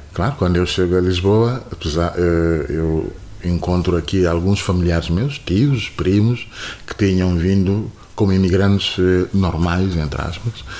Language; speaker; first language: Portuguese; non-native, fluent; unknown